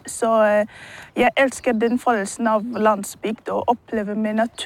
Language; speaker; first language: Norwegian; non-native, fluent; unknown